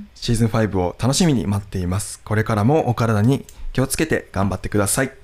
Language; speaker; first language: Japanese; native; Japanese